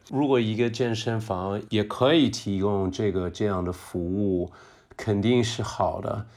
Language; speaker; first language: Chinese; non-native, fluent; English